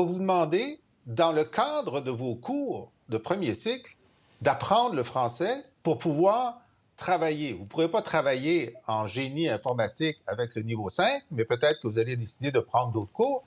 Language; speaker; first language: French; native; French